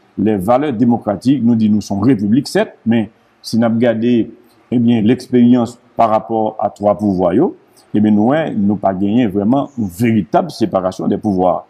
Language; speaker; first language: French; non-native, local second language; Haitian Creole